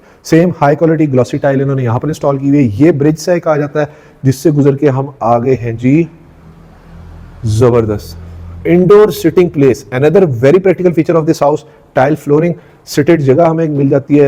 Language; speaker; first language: Urdu; native; Urdu